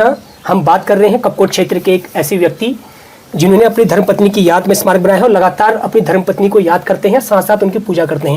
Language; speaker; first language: Hindi; native; Hindi